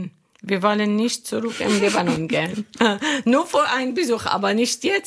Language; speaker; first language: German; non-native, learner; Arabic